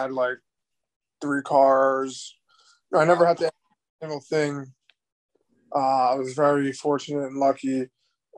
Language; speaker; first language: English; native; English